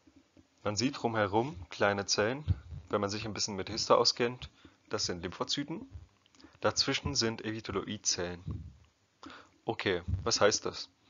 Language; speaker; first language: German; non-native, fluent; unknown